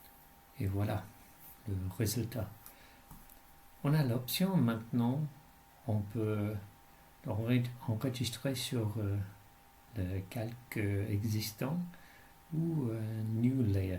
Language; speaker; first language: French; non-native, fluent; English